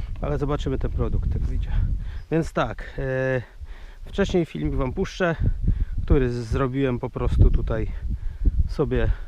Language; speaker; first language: Polish; native; Polish